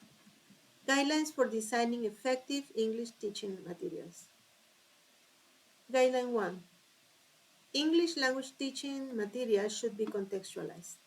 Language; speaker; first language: English; non-native, fluent; Spanish